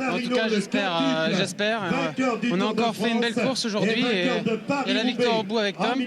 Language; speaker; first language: French; native; French